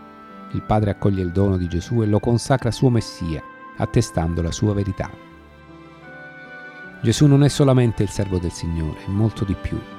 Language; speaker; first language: Italian; native; Italian